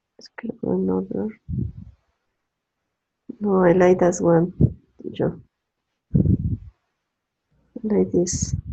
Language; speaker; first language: English; non-native, learner; Spanish